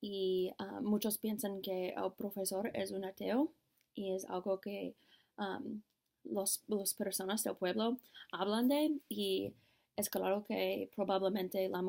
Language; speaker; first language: Spanish; non-native, learner; English